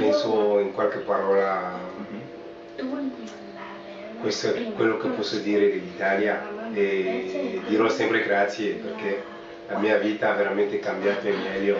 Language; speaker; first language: Italian; non-native, fluent; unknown